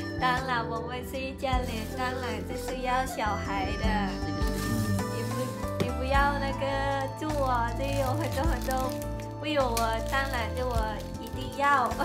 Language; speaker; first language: Chinese; non-native, learner; Lao